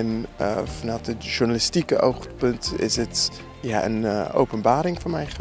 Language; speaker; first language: Dutch; non-native, fluent; English